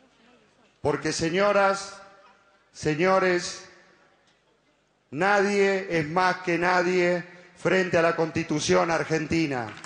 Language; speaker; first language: Spanish; native; Spanish